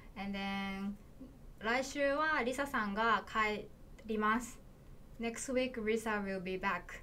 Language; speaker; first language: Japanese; native; Japanese